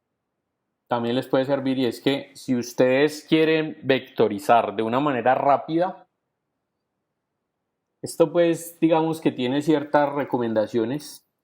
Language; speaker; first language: Spanish; native; Spanish